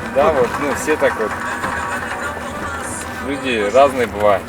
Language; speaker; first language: Russian; non-native, local second language; Kazakh